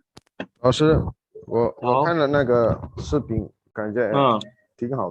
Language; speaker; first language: Chinese; non-native, fluent; Indonesian